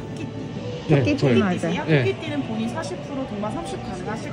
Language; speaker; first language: Korean; native; Korean